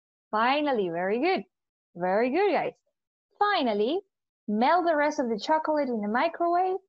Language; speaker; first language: English; non-native, fluent; Spanish